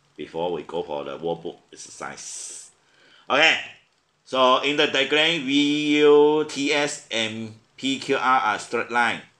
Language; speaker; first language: English; non-native, local second language; Chinese